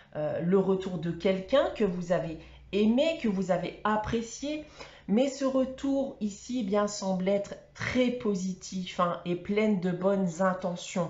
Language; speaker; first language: French; native; French